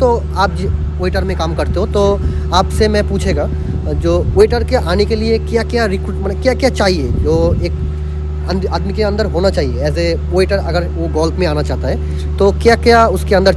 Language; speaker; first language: Hindi; non-native, local second language; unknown